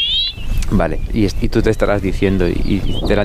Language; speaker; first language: Spanish; native; Spanish